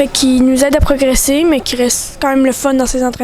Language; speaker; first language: French; native; French